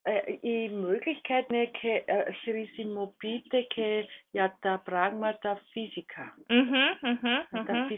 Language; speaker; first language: Greek; non-native, learner; German